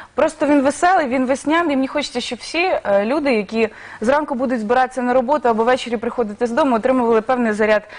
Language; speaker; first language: Ukrainian; native; Ukrainian